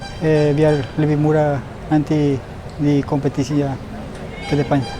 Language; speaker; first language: Indonesian; non-native, fluent; Spanish